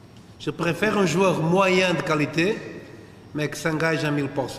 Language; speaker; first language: French; non-native, fluent; Portuguese